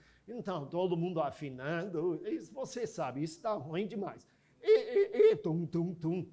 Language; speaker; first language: Portuguese; non-native, fluent; English